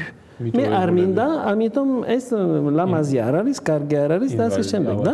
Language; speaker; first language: Georgian; non-native, learner; French